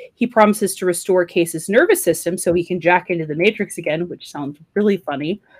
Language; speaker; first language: English; native; English